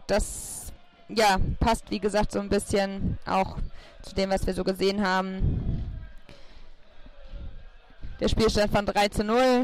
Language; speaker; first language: German; native; German